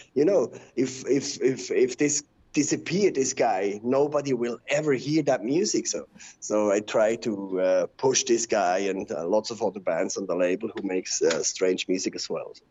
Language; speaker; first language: English; non-native, fluent; Swiss German